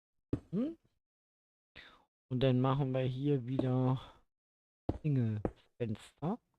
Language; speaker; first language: German; native; German